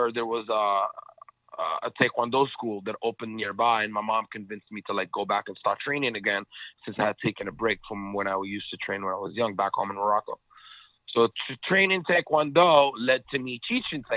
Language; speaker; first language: English; non-native, fluent; Arabic